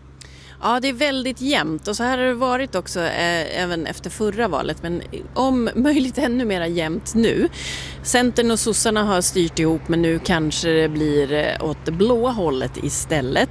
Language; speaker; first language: Swedish; native; Swedish